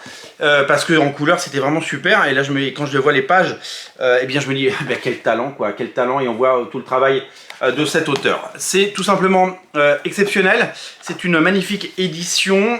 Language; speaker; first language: French; native; French